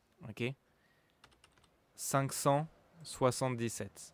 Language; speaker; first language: French; native; French